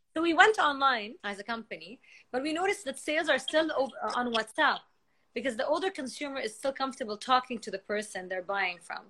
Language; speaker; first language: English; non-native, fluent; Arabic